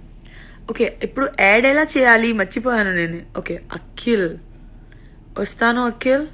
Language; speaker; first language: Telugu; non-native, learner; Gujarati